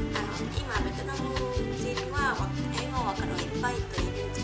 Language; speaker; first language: Japanese; non-native, learner; Vietnamese